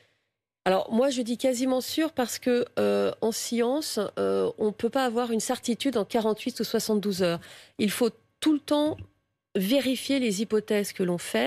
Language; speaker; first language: French; native; French